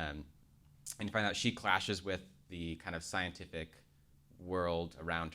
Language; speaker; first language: English; native; English